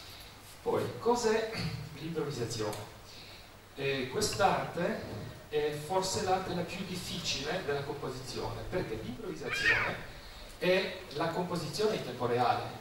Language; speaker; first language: Italian; non-native, fluent; Polish